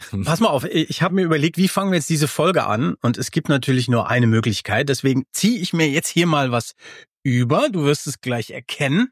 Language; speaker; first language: German; native; German